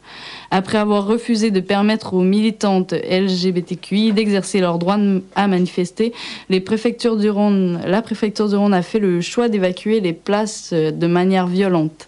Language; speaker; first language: French; native; French